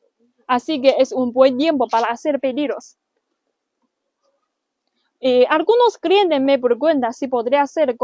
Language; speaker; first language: Spanish; non-native, learner; Chinese